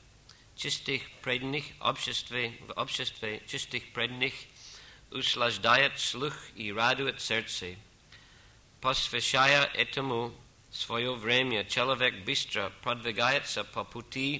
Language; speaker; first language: Russian; non-native, fluent; English